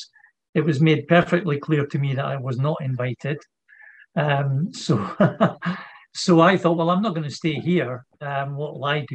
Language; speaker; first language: English; native; English